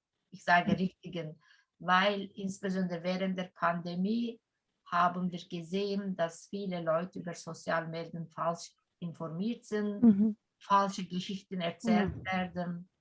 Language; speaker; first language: German; non-native, fluent; Turkish